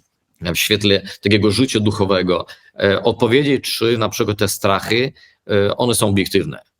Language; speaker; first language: Polish; early bilingual, heritage; Polish